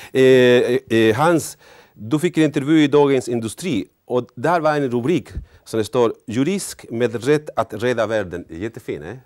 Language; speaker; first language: Swedish; non-native, learner; Spanish